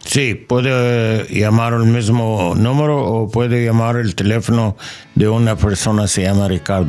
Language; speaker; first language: Spanish; non-native, learner; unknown